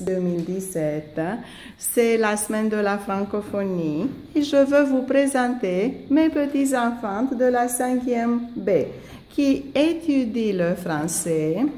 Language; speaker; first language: French; non-native, fluent; Romanian